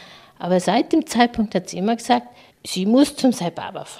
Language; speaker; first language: German; native; German